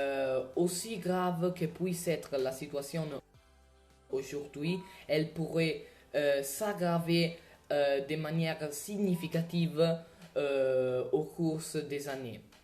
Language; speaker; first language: French; non-native, learner; Italian